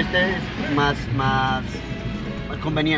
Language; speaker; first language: Spanish; native; Spanish